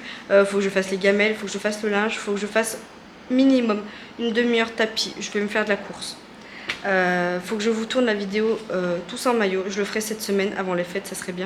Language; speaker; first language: French; native; French